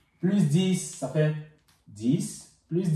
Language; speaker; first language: French; native; French